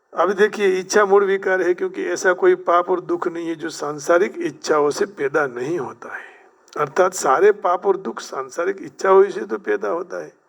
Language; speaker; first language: Hindi; non-native, local second language; Gujarati